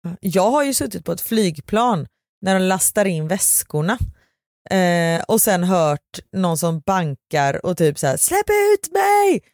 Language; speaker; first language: Swedish; native; Swedish